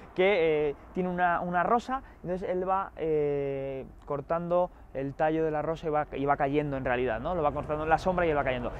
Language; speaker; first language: Spanish; native; Spanish